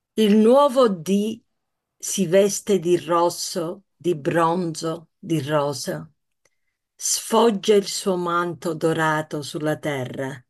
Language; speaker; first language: English; early bilingual, other home language; Italian